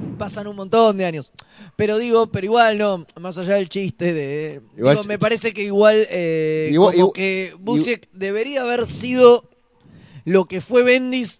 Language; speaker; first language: Spanish; native; Spanish